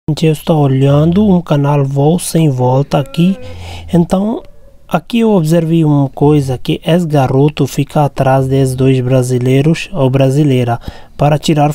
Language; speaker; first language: Portuguese; non-native, learner; Hindi